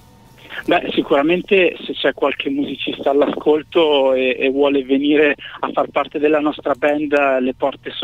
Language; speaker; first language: Italian; native; Italian